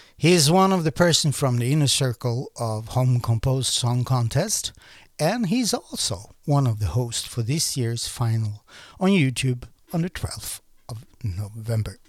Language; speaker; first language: English; non-native, fluent; Norwegian